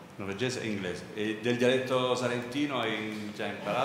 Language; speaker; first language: Italian; native; Italian